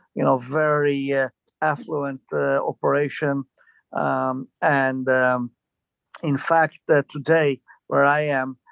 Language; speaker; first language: English; non-native, fluent; Turkish